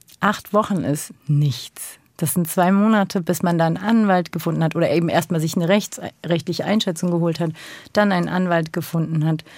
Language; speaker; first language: German; early bilingual, other home language; Turkish